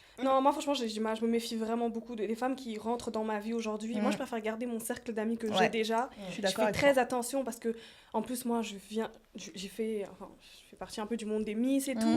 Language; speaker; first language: French; native; French